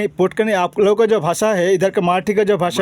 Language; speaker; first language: Hindi; non-native, local second language; Bangla